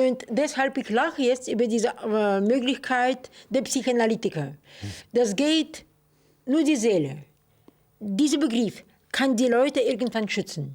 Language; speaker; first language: German; non-native, fluent; Russian